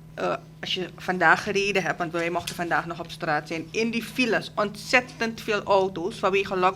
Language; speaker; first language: Dutch; native; Dutch